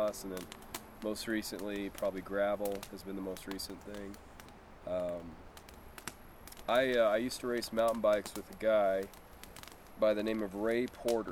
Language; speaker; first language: English; native; English